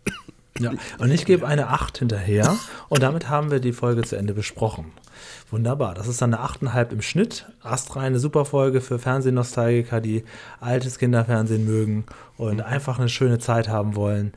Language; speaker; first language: German; native; German